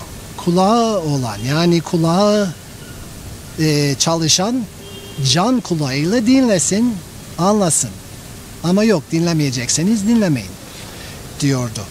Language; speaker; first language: Turkish; non-native, fluent; English